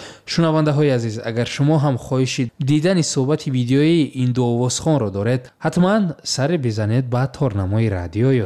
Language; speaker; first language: Tajik; native; Tajik